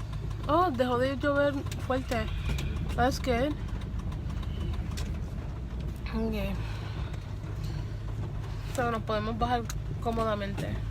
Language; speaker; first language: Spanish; early bilingual, heritage; Spanish